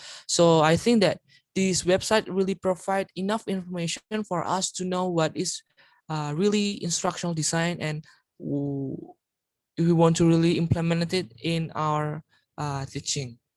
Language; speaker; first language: English; non-native, learner; Indonesian